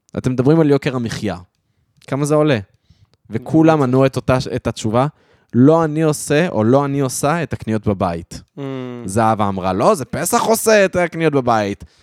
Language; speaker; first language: Hebrew; early bilingual, other home language; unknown